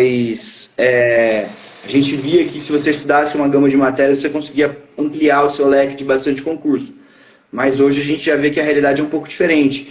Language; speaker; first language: Portuguese; native; Portuguese